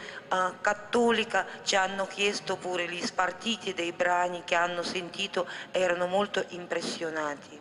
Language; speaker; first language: Italian; non-native, fluent; Russian